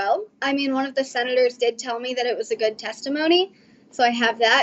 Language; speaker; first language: English; native; English